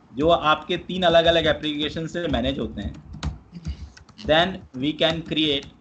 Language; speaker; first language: Hindi; native; Hindi